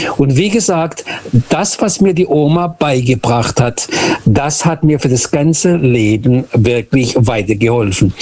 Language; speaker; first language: German; early bilingual, other home language; Portuguese